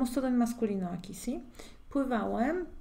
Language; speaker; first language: Spanish; non-native, fluent; Polish